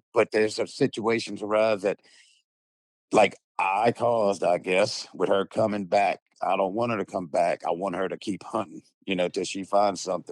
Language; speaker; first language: English; native; English